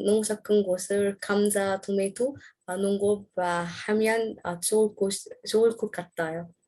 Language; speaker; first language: Korean; non-native, learner; Arabic